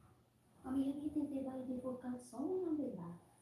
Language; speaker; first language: Swedish; non-native, fluent; Filipino